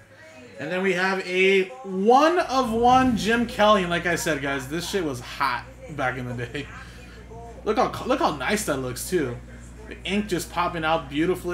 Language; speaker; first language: English; native; English